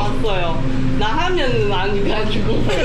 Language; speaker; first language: Korean; non-native, learner; Chinese